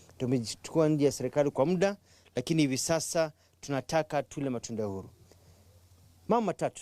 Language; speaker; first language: Swahili; non-native, local second language; Kamba